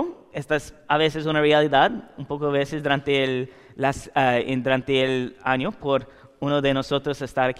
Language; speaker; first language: Spanish; non-native, learner; English